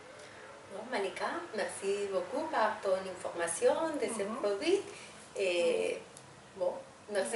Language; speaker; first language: French; non-native, fluent; Spanish